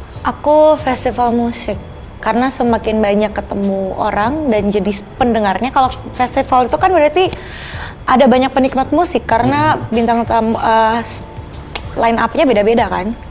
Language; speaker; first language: Indonesian; native; Indonesian